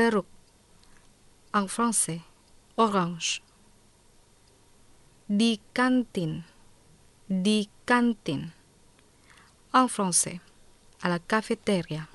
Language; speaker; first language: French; non-native, fluent; Indonesian